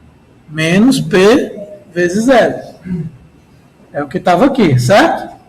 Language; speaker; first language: Portuguese; native; Portuguese